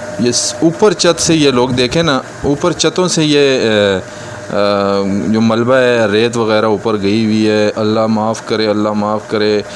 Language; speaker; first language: Urdu; non-native, local second language; Pashto